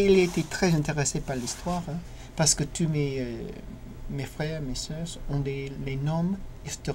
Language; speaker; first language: French; non-native, fluent; English